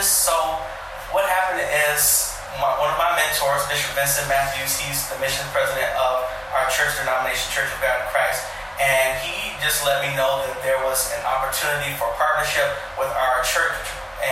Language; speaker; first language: English; native; English